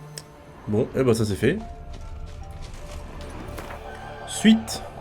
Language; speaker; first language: French; native; French